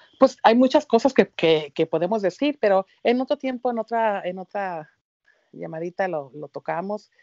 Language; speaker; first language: Spanish; early bilingual, heritage; Spanish